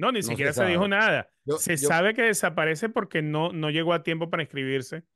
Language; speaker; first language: Spanish; native; Spanish